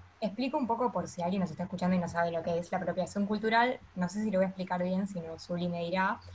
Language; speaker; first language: Spanish; native; Spanish